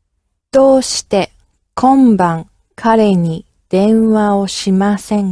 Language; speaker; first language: Japanese; non-native, learner; English